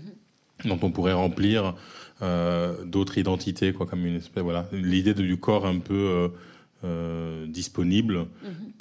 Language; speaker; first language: French; native; French